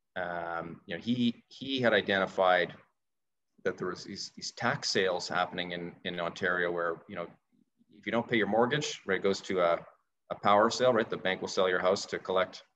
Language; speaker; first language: English; native; English